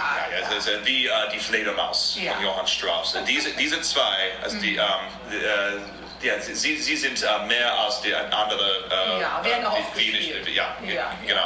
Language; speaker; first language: German; non-native, fluent; English